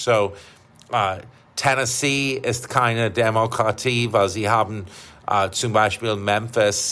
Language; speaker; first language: German; non-native, fluent; English